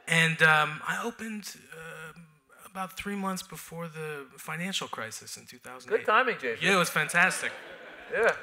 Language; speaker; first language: English; native; English